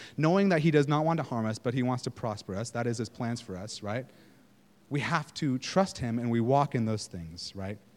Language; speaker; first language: English; native; English